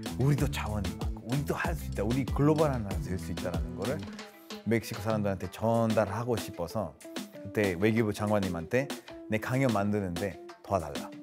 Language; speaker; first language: Korean; non-native, fluent; Spanish